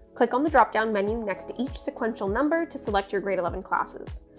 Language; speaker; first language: English; native; English